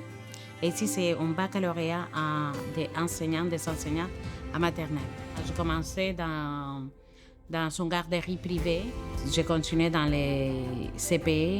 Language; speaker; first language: French; non-native, fluent; Spanish